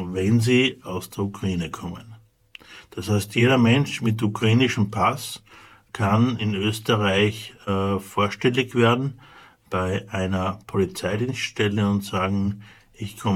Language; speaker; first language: German; native; German